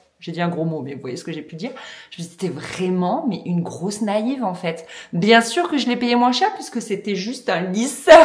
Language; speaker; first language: French; native; French